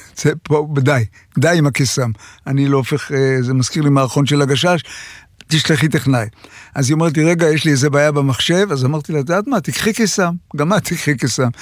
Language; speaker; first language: Hebrew; native; Hebrew